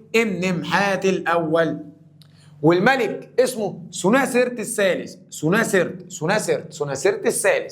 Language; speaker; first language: Arabic; native; Arabic